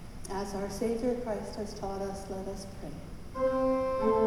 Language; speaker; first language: English; native; English